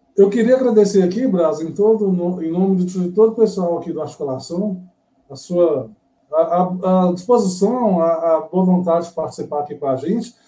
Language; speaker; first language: Portuguese; native; Portuguese